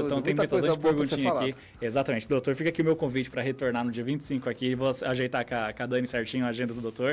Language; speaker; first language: Portuguese; native; Portuguese